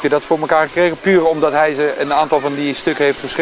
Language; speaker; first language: Dutch; native; Dutch